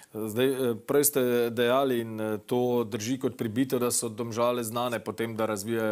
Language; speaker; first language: Slovenian; native; Slovenian